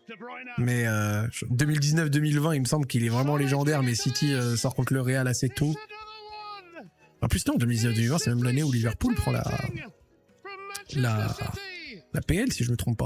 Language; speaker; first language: French; native; French